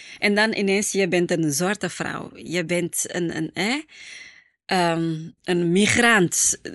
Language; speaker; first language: Dutch; non-native, fluent; Portuguese